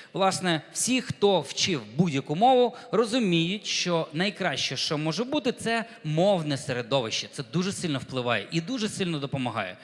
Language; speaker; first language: Ukrainian; non-native, local second language; Russian